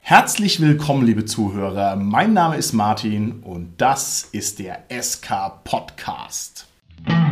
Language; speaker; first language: German; native; German